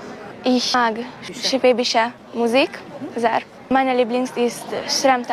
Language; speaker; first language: German; non-native, local second language; Hungarian